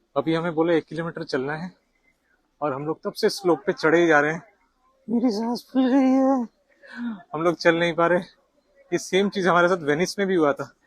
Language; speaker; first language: Hindi; non-native, local second language; Bangla